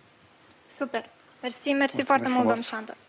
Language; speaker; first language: Romanian; native; Romanian